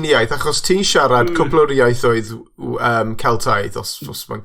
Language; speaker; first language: Welsh; non-native, local second language; English